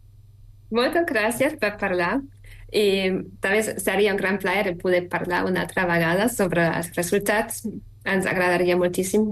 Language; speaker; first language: Catalan; non-native, fluent; German